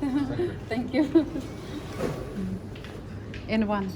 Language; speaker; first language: English; non-native, local second language; Filipino